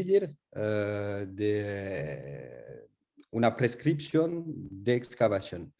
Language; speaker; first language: Spanish; non-native, learner; French